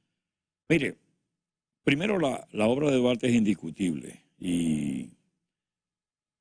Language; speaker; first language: Spanish; native; Spanish